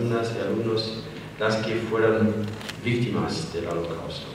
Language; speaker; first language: Spanish; non-native, fluent; German